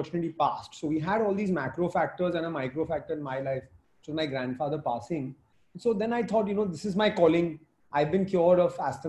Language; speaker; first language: English; non-native, local second language; Hindi